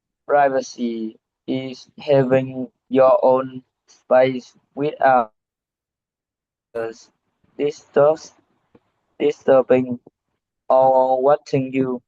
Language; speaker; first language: English; non-native, learner; Vietnamese